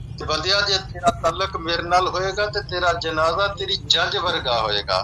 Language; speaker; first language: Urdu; non-native, local second language; Punjabi